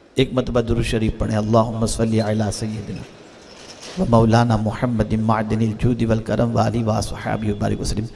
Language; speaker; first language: Urdu; native; Urdu